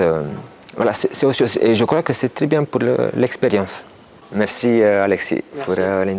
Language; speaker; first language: French; non-native, fluent; Romanian